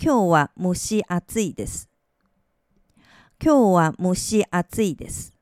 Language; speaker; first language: Japanese; non-native, fluent; Chinese